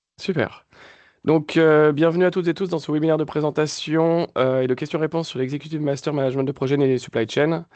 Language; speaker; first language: French; native; French